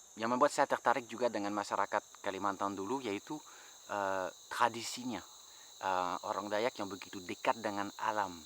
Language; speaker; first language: Indonesian; non-native, fluent; French